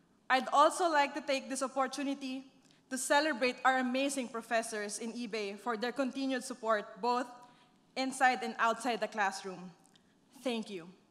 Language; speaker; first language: English; non-native, local second language; Filipino